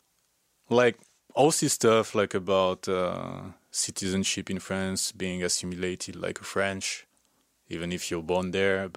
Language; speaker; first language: English; non-native, fluent; French